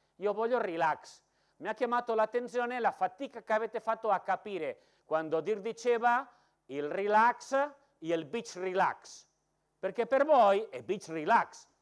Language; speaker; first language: Italian; non-native, fluent; Catalan